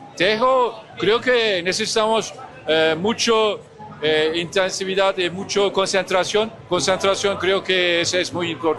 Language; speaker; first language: Spanish; non-native, learner; Turkish